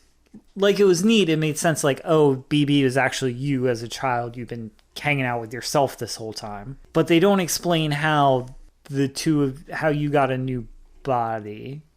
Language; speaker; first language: English; native; English